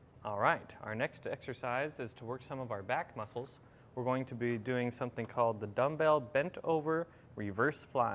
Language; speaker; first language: English; native; English